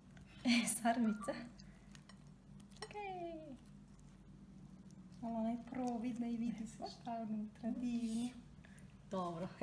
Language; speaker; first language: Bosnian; non-native, learner; Korean